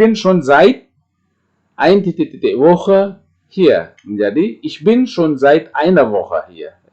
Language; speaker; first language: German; non-native, fluent; Indonesian